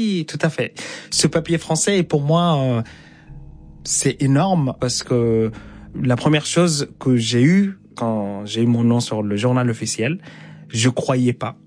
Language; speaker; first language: French; non-native, fluent; Arabic